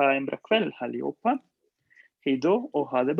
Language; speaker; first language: Swedish; non-native, fluent; Spanish